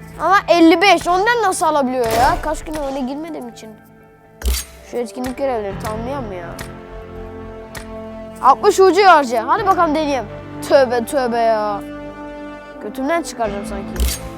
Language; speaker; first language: Turkish; native; Turkish